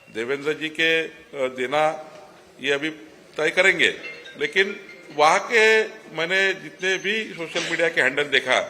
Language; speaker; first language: Hindi; non-native, local second language; Marathi